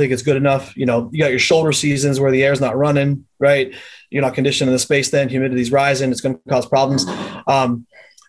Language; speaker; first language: English; native; English